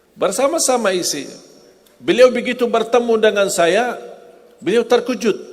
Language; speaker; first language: Indonesian; non-native, fluent; Arabic